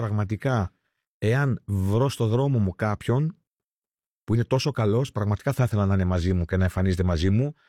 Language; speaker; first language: Greek; early bilingual, heritage; Greek